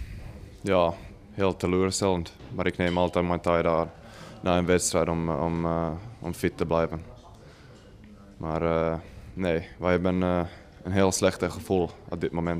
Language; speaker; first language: Dutch; non-native, fluent; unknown